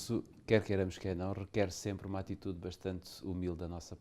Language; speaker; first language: Portuguese; native; Portuguese